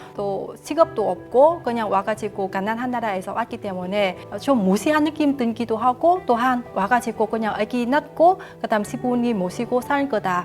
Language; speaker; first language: Korean; non-native, fluent; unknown